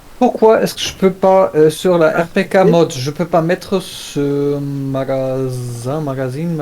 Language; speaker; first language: French; non-native, learner; German